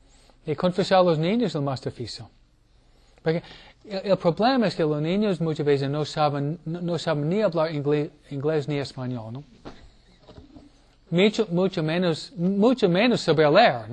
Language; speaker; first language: Spanish; non-native, fluent; English